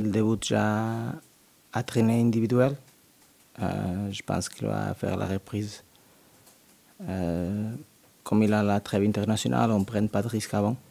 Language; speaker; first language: French; non-native, learner; Portuguese